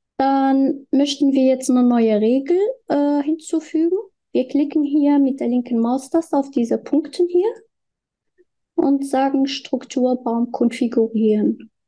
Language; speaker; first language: German; non-native, fluent; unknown